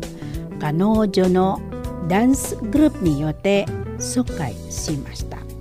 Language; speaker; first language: Japanese; non-native, fluent; Indonesian